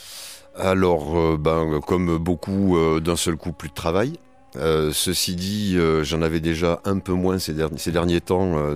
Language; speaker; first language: French; native; French